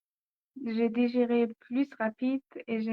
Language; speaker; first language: French; non-native, learner; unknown